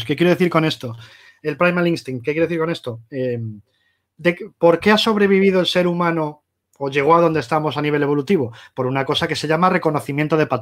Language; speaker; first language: Spanish; native; Spanish